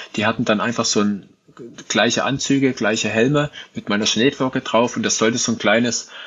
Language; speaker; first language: German; native; German